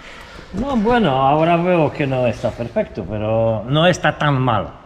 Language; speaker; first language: Spanish; non-native, fluent; Polish